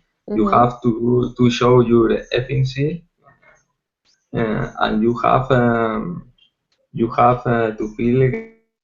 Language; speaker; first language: English; non-native, learner; Spanish